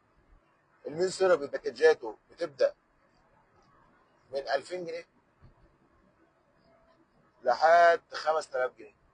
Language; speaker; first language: Arabic; native; Arabic